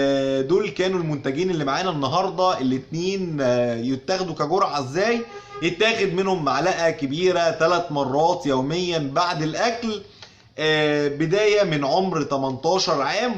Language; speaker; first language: Arabic; native; Arabic